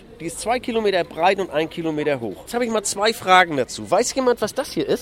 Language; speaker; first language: German; native; German